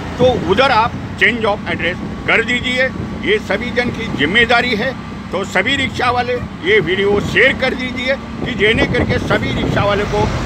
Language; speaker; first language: Hindi; non-native, local second language; Marathi